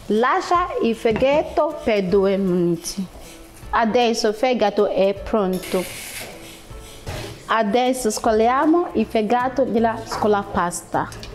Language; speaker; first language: Italian; non-native, learner; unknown